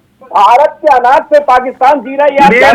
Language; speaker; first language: Hindi; native; Hindi